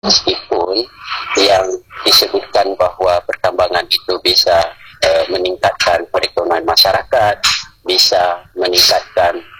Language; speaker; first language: Indonesian; native; Indonesian